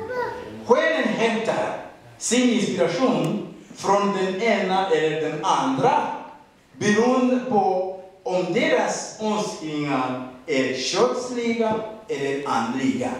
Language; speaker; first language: Swedish; non-native, learner; Rundi